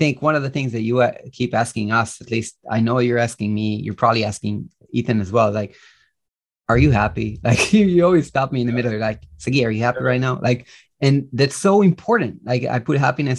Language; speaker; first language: English; non-native, fluent; Hebrew